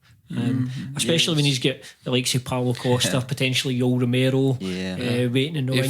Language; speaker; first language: English; native; English